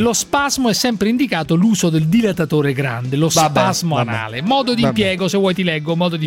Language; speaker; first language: Italian; native; Italian